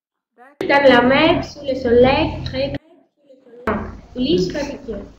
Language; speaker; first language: French; non-native, learner; Greek